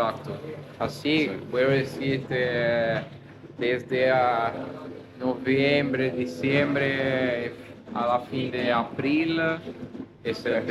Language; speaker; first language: Spanish; non-native, learner; Italian